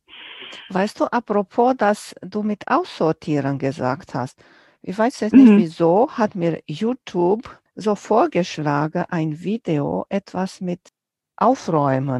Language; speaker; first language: German; non-native, fluent; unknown